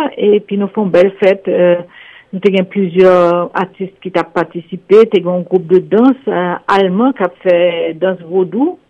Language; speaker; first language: French; non-native, local second language; Haitian Creole